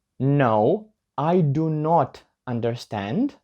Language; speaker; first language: English; non-native, learner; Ukrainian